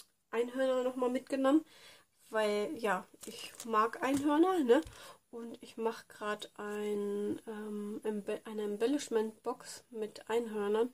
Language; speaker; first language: German; native; German